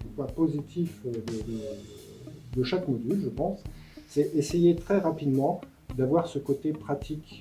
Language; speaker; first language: French; native; French